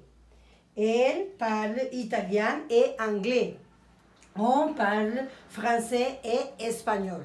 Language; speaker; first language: French; non-native, fluent; Spanish